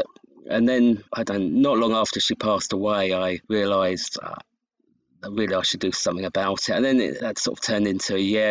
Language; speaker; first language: English; native; English